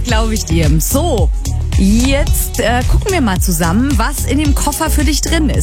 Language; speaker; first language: German; native; German